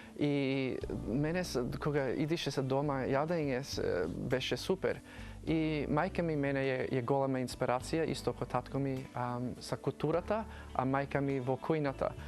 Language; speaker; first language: Macedonian; early bilingual, heritage; Macedonian